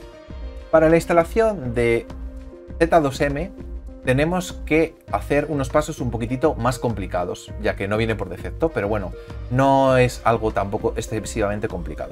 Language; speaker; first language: Spanish; native; Spanish